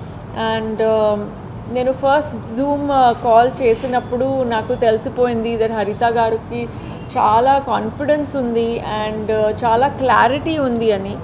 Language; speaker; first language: Telugu; non-native, fluent; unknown